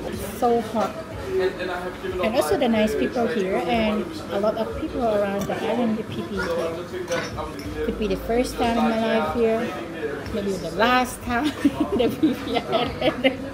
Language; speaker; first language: English; non-native, learner; Thai